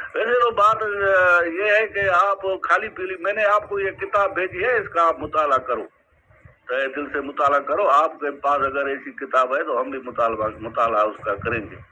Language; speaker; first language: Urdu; non-native, local second language; Sindhi